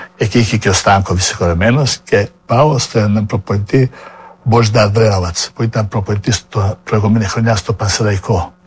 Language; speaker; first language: Greek; non-native, fluent; Serbian